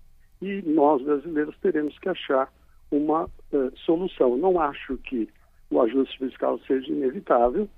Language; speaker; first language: Portuguese; native; Portuguese